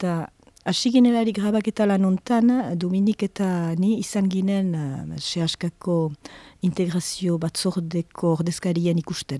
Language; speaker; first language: Basque; native; Basque